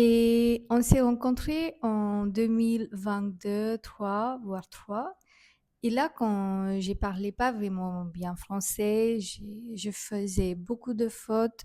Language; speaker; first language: French; non-native, fluent; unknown